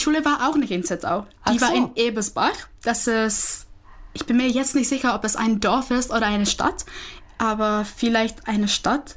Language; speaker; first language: German; non-native, fluent; Czech